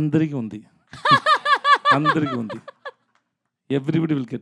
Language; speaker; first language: Telugu; non-native, learner; Tamil